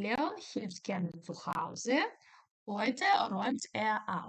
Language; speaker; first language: German; non-native, fluent; Ukrainian